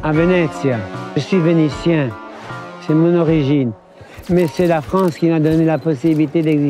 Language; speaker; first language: French; early bilingual, other home language; Italian